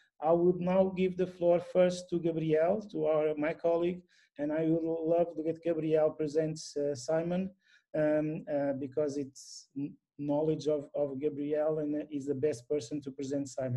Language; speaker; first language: English; non-native, fluent; Portuguese